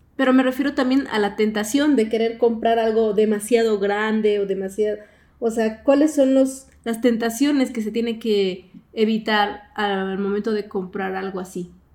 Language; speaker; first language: Spanish; native; Spanish